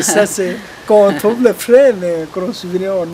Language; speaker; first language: French; non-native, learner; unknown